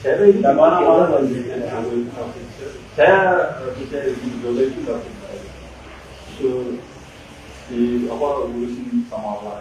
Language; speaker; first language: Indonesian; non-native, fluent; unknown